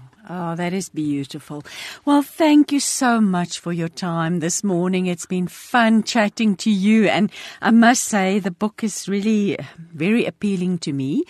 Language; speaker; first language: English; non-native, local second language; Afrikaans